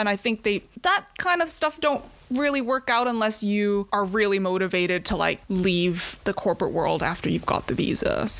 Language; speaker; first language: English; non-native, local second language; Cantonese